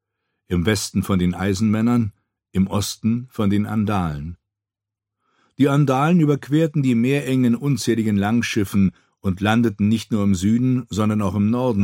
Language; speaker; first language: German; native; German